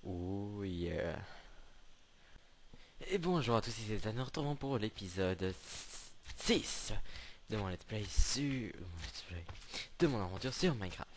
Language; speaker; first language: French; native; French